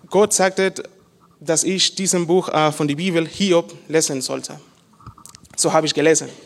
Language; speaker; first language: German; non-native, learner; Spanish